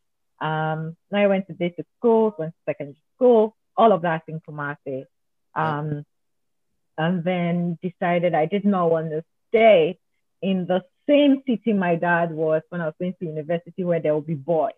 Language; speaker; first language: English; non-native, local second language; Akan